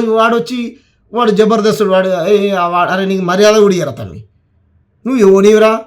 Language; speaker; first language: Telugu; native; Telugu